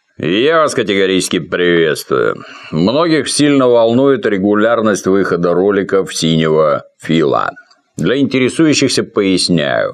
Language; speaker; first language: Russian; native; Russian